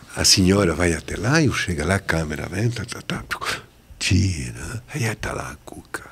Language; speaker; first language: Portuguese; non-native, fluent; French